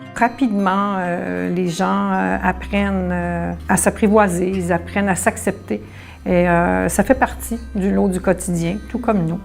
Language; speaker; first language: French; native; French